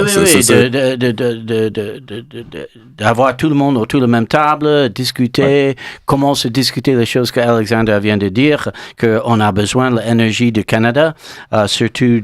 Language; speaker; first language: French; non-native, learner; English